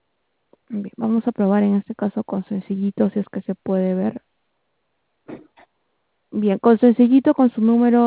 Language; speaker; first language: Spanish; native; Spanish